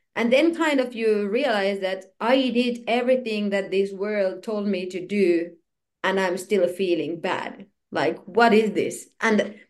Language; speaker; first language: English; non-native, fluent; Finnish